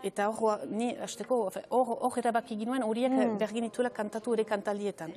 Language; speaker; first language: Basque; native; Basque